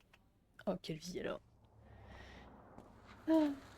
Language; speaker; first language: French; native; French